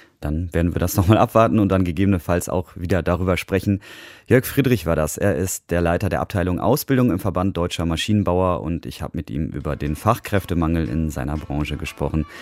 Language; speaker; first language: German; native; German